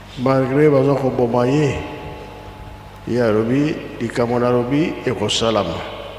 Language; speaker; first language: Lingala; non-native, local second language; Kongo